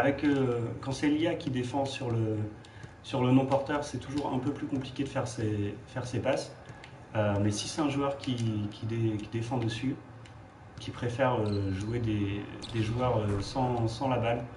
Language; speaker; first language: French; native; French